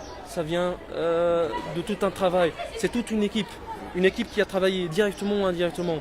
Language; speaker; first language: French; non-native, local second language; Arabic